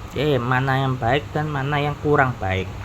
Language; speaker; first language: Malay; non-native, local second language; Javanese